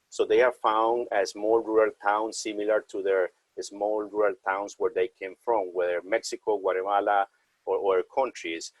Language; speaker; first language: English; non-native, fluent; Spanish